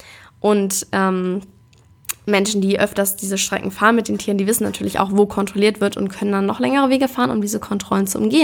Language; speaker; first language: German; native; German